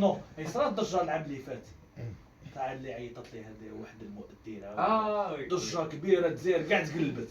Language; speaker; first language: Arabic; native; Arabic